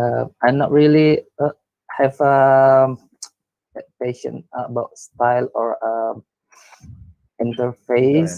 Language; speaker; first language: English; non-native, learner; Indonesian